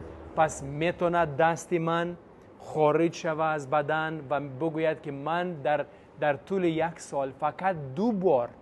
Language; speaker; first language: Persian; non-native, fluent; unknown